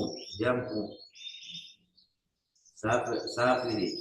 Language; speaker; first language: Arabic; non-native, learner; Indonesian